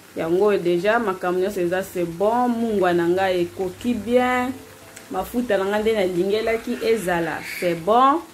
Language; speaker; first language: French; non-native, local second language; Lingala